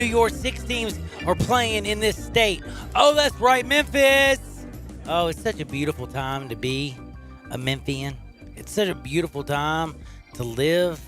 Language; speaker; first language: English; native; English